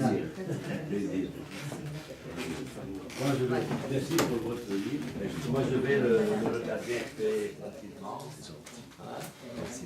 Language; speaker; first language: French; non-native, fluent; Italian